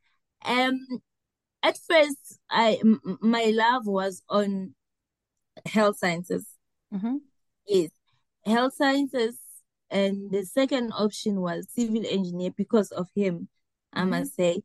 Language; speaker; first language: English; non-native, local second language; South Ndebele